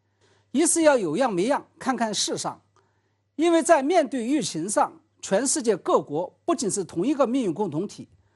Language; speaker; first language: Chinese; native; Chinese